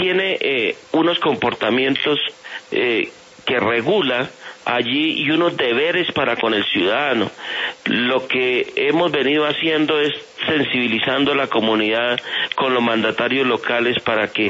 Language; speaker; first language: Spanish; native; Spanish